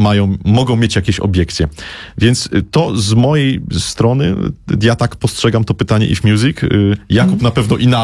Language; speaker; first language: Polish; native; Polish